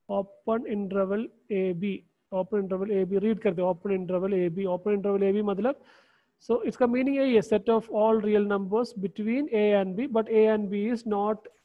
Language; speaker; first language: English; non-native, local second language; Malayalam